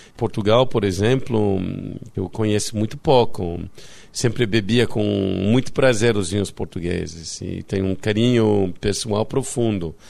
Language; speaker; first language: Portuguese; non-native, fluent; English